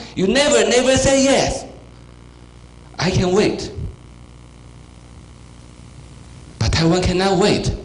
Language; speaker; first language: English; non-native, fluent; Chinese